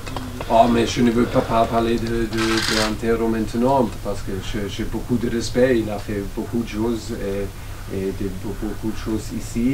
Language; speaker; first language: French; non-native, learner; German